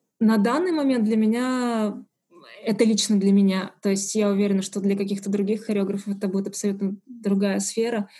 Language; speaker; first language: Russian; native; Russian